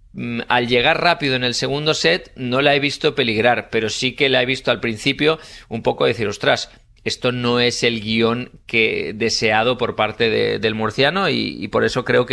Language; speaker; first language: Spanish; native; Spanish